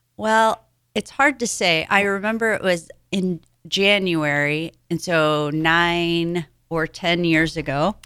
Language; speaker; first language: English; native; English